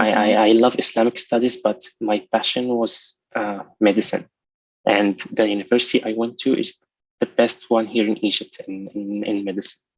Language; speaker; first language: English; non-native, local second language; Arabic